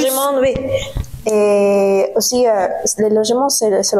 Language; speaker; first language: French; non-native, learner; Spanish